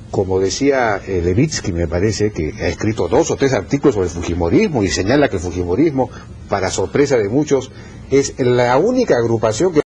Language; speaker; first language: Spanish; native; Spanish